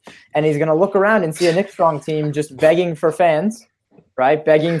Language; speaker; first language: English; native; English